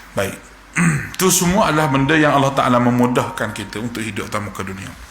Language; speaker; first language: Malay; native; Malay